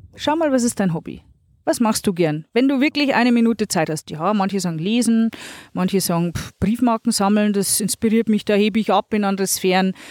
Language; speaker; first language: German; native; German